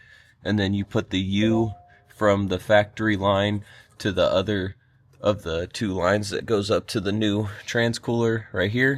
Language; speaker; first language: English; native; English